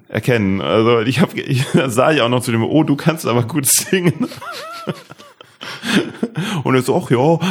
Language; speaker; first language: German; native; German